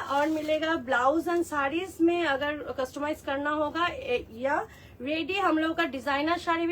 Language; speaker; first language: Hindi; non-native, local second language; Bangla